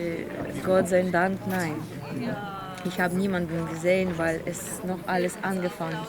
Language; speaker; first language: German; non-native, learner; Ukrainian